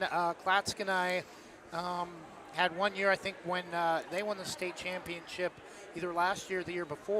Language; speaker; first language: English; native; English